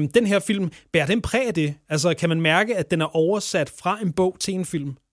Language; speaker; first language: Danish; native; Danish